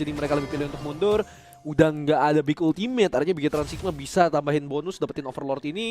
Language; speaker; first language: Indonesian; native; Indonesian